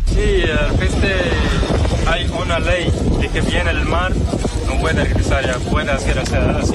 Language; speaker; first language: Spanish; non-native, learner; Arabic